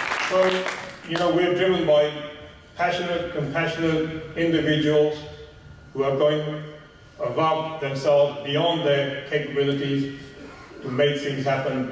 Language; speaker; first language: English; early bilingual, other home language; Punjabi